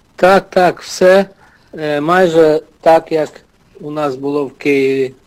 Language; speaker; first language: Ukrainian; native; Ukrainian